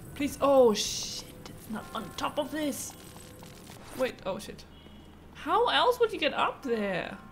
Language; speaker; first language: English; non-native, fluent; German